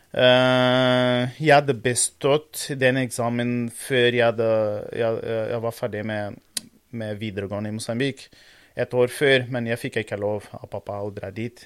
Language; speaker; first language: Norwegian; non-native, fluent; Portuguese